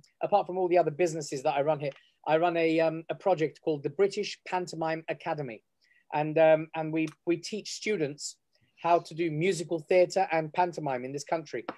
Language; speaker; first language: English; early bilingual, other home language; Armenian